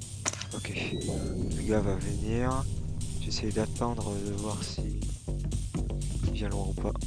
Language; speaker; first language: French; native; French